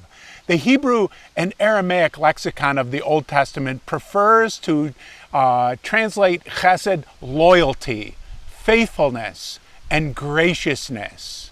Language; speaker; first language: English; native; English